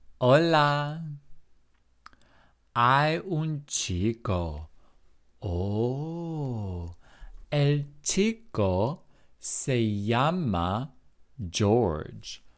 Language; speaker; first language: Spanish; non-native, fluent; English